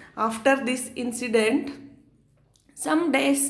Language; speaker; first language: English; non-native, local second language; Kannada